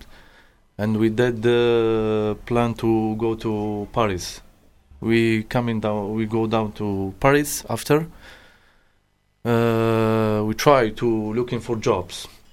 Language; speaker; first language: English; non-native, learner; Arabic